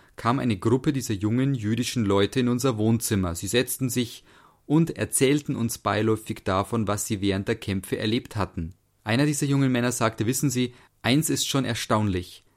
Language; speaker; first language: German; non-native, fluent; English